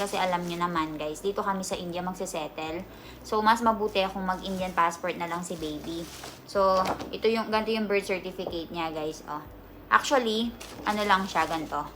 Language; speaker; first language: Filipino; native; Filipino